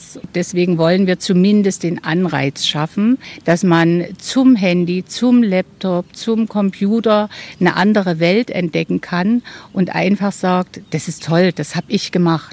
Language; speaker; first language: German; native; German